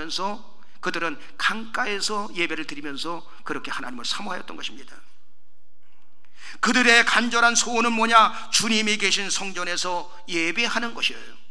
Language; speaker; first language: Korean; native; Korean